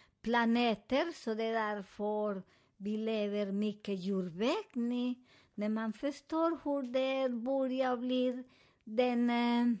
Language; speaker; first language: Swedish; non-native, fluent; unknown